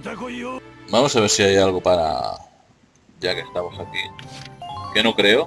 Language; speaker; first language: Spanish; native; Spanish